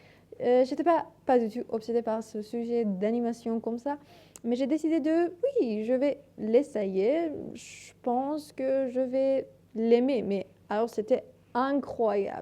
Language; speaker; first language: French; non-native, learner; Persian